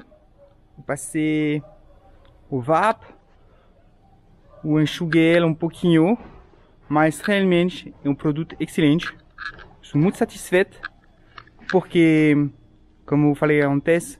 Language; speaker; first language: Portuguese; non-native, fluent; French